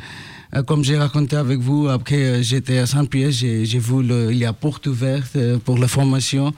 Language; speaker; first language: French; non-native, learner; Bangla